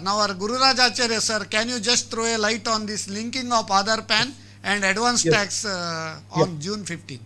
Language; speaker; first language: English; non-native, local second language; Kannada